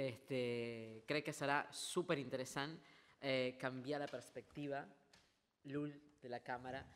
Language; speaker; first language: Catalan; non-native, fluent; Spanish